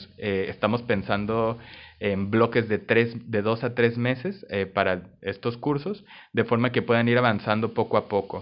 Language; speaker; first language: Spanish; native; Spanish